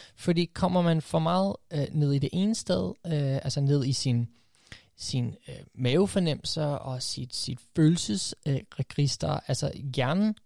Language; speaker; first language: Danish; early bilingual, other home language; English